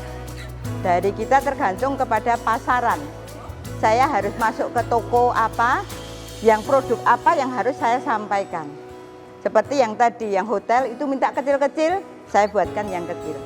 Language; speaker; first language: Indonesian; non-native, local second language; Javanese